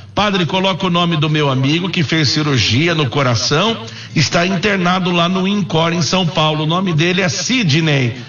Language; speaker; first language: Portuguese; native; Portuguese